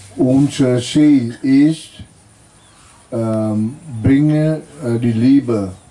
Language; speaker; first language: German; non-native, learner; Vietnamese